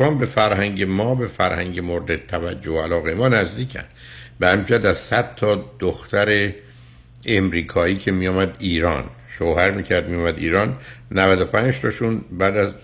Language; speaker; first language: Persian; native; Persian